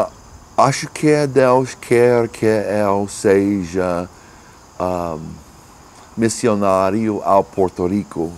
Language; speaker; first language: Portuguese; non-native, learner; English